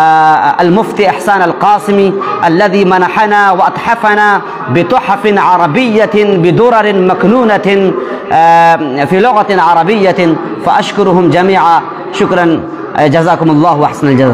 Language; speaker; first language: Arabic; non-native, fluent; Urdu